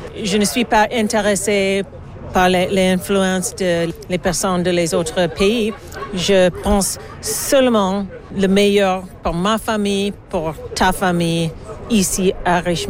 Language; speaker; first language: French; non-native, learner; English